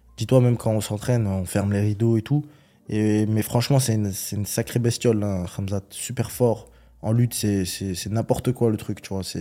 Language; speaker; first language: French; early bilingual, other home language; Chechen